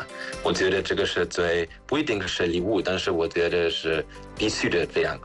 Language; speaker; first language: Chinese; non-native, fluent; German